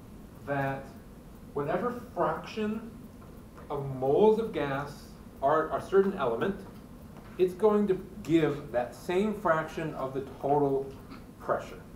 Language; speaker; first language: English; native; English